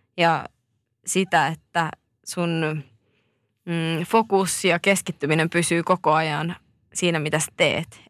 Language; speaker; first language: Finnish; native; Finnish